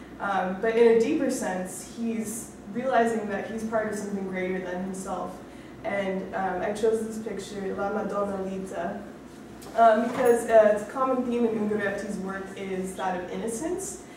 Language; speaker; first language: English; native; English